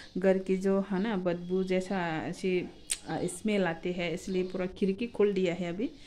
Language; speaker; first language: Hindi; non-native, local second language; Kok Borok